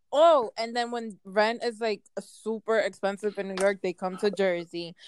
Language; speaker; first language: English; early bilingual, other home language; Spanish